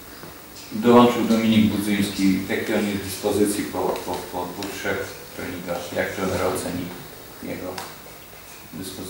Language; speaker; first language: Polish; native; Polish